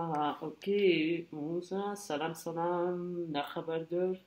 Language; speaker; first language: Azerbaijani; non-native, learner; French